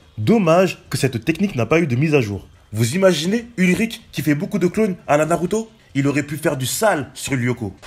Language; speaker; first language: French; native; French